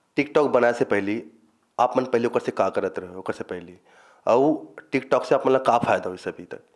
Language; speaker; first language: Hindi; native; Hindi